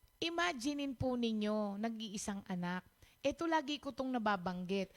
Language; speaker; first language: Filipino; non-native, local second language; Pampanga